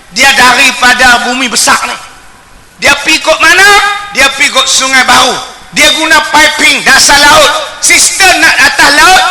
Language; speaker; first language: Malay; native; Malay